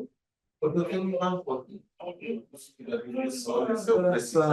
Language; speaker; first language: Portuguese; non-native, fluent; Spanish